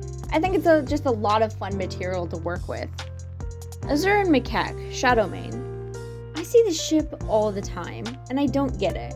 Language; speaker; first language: English; native; English